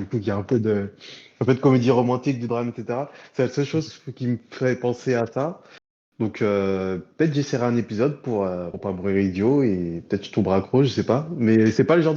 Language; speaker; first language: French; native; French